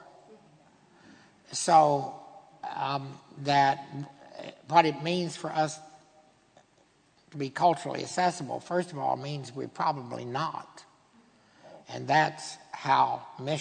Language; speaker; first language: English; native; English